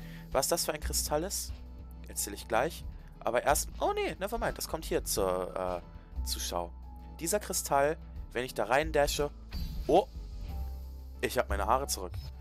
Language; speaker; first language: German; native; German